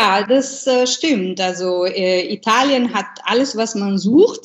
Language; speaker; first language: German; non-native, fluent; Italian